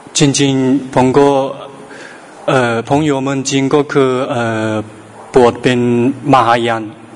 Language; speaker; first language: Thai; non-native, learner; Chinese